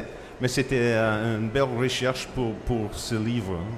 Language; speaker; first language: French; non-native, fluent; English